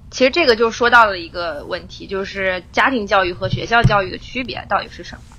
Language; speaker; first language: Chinese; native; Chinese